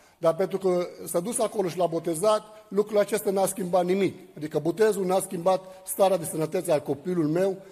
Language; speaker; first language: Romanian; non-native, fluent; Arabic